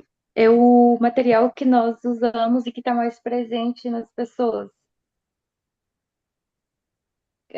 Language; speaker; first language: Portuguese; non-native, fluent; Spanish